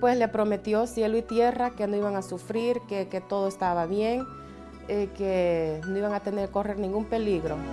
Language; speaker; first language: Spanish; native; Spanish